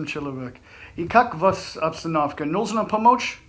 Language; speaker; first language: Russian; non-native, learner; English